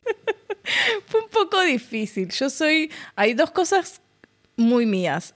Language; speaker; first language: Spanish; native; Spanish